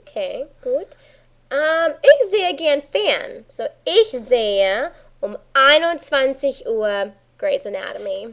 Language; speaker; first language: German; non-native, fluent; English